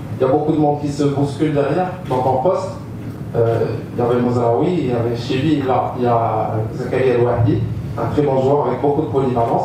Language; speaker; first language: French; non-native, local second language; Arabic